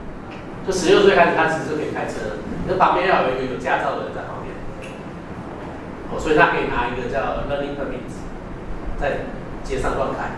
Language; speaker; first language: Chinese; native; Chinese